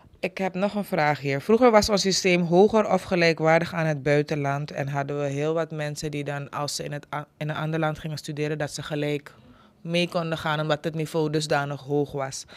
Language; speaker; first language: Dutch; native; Dutch